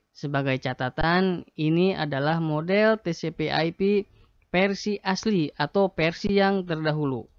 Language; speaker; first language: Indonesian; native; Indonesian